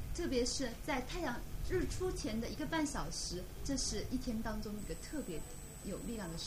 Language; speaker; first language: Chinese; native; Chinese